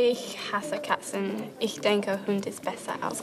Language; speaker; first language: German; non-native, learner; English